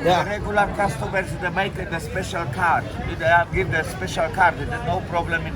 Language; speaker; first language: English; non-native, learner; Polish